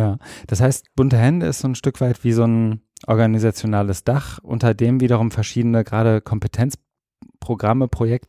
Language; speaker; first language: German; native; German